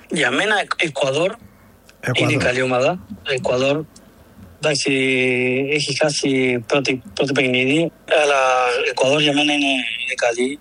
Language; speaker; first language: Greek; non-native, learner; Spanish